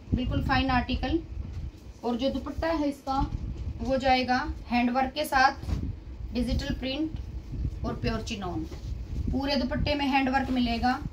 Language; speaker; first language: Hindi; native; Hindi